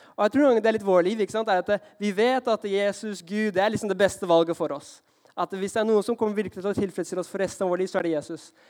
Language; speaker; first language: Norwegian; early bilingual, heritage; Norwegian